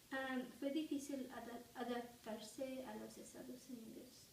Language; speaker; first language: Spanish; non-native, learner; English